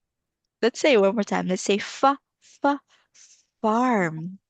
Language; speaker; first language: English; non-native, local second language; Filipino